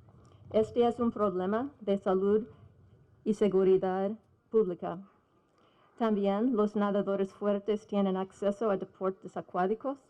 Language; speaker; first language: Spanish; non-native, fluent; English